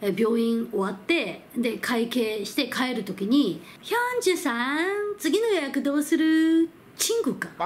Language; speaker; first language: Japanese; non-native, fluent; Korean